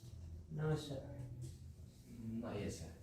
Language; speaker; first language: English; non-native, learner; Indonesian